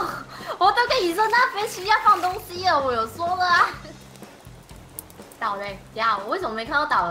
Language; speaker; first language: Chinese; native; Chinese